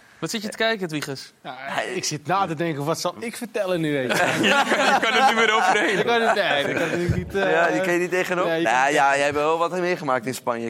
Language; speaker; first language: Dutch; native; Dutch